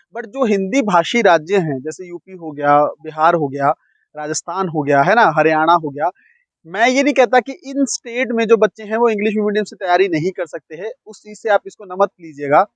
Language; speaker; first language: Hindi; non-native, local second language; Punjabi